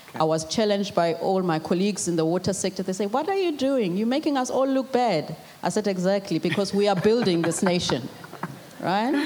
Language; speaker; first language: English; non-native, local second language; Zulu